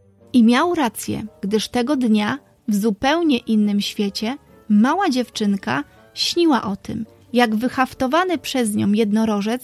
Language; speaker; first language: Polish; native; Polish